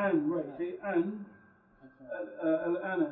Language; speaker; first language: Arabic; non-native, learner; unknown